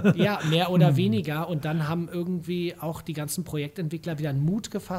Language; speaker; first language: German; native; German